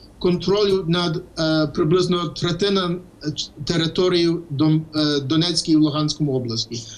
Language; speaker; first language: Ukrainian; early bilingual, heritage; Ukrainian